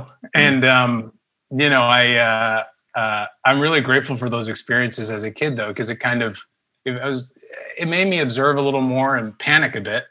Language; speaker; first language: English; early bilingual, other home language; Spanish